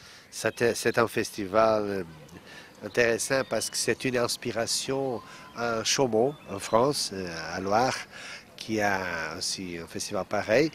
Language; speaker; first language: French; non-native, fluent; Portuguese